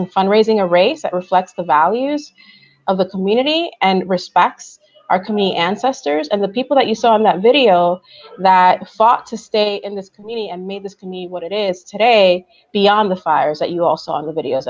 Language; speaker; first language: English; early bilingual, other home language; Spanish